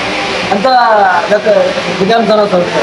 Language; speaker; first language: Arabic; non-native, learner; Bangla